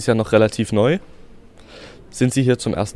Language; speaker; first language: German; native; German